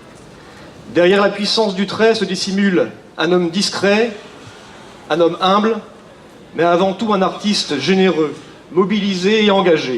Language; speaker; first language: French; native; French